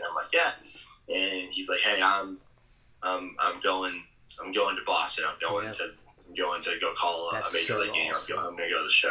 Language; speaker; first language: English; native; English